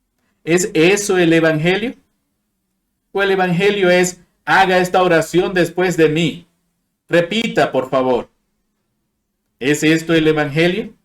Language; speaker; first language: Spanish; non-native, fluent; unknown